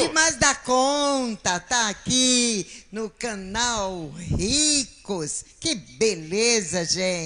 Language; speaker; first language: Portuguese; native; Portuguese